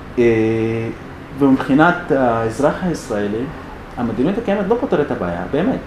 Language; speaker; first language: Hebrew; non-native, fluent; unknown